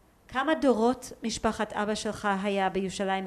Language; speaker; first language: Hebrew; native; Hebrew